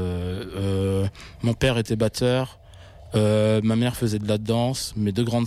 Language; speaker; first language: French; native; French